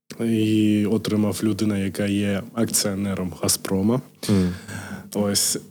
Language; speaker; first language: Ukrainian; non-native, local second language; Russian